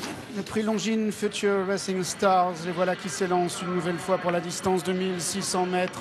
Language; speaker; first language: French; native; French